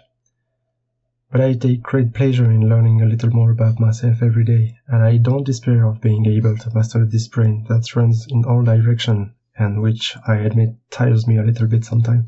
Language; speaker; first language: English; non-native, fluent; French